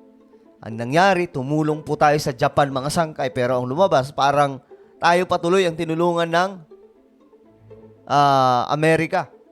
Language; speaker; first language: Filipino; native; Filipino